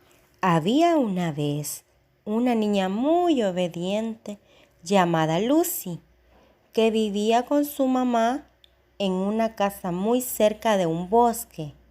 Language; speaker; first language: Spanish; native; Spanish